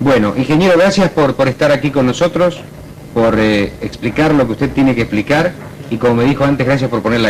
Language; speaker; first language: Spanish; native; Spanish